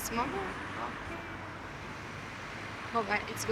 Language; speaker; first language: English; non-native, learner; Hungarian